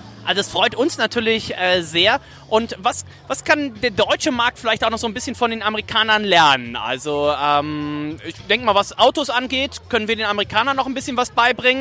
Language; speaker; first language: German; native; German